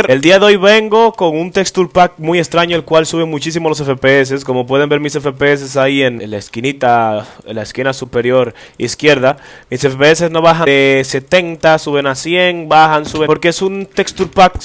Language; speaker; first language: Spanish; native; Spanish